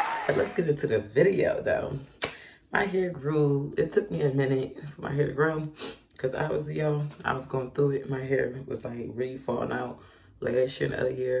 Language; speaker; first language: English; native; English